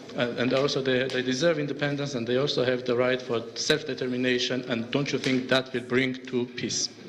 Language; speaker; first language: English; non-native, fluent; Armenian